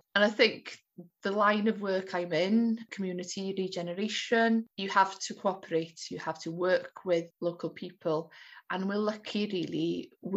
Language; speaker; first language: English; native; English